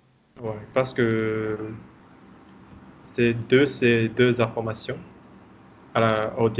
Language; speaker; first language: French; non-native, fluent; Vietnamese